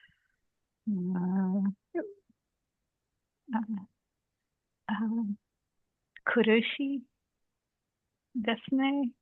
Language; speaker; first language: Japanese; non-native, learner; English